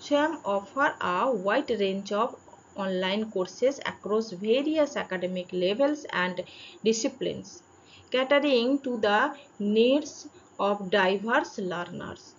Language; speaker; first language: English; non-native, local second language; Bangla